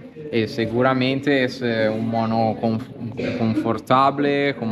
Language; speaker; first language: Spanish; non-native, learner; Italian